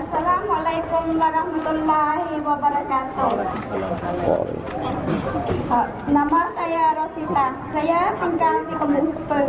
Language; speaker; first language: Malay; non-native, learner; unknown